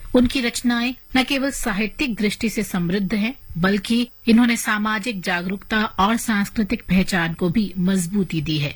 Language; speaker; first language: Hindi; native; Hindi